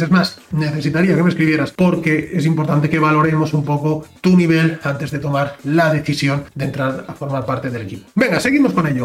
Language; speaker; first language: Spanish; native; Spanish